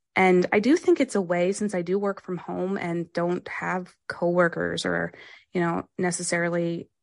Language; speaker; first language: English; native; English